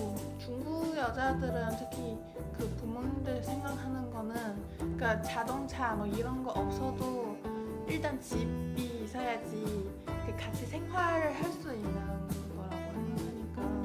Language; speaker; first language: Korean; non-native, fluent; Chinese